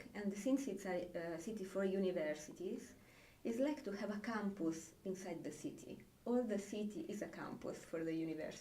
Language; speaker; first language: English; non-native, fluent; Italian